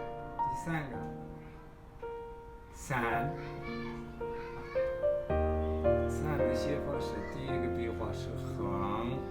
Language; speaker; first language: Chinese; non-native, fluent; Kazakh